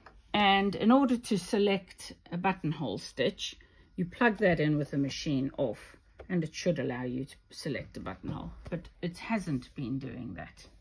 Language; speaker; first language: English; native; English